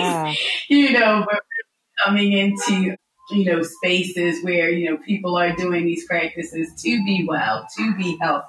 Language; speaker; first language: English; native; English